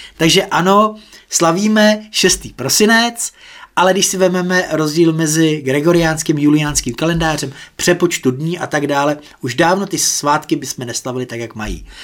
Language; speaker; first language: Czech; native; Czech